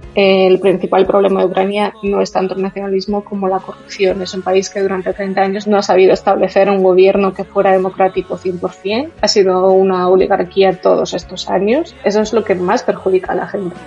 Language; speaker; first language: Spanish; native; Spanish